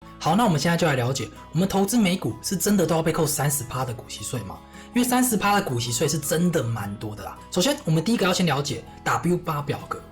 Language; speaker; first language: Chinese; native; Chinese